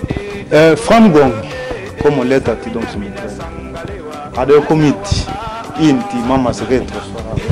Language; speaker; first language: Swedish; non-native, fluent; Lingala